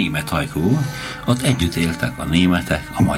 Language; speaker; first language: Hungarian; native; Hungarian